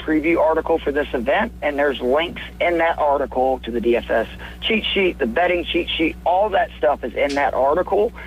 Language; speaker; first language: English; native; English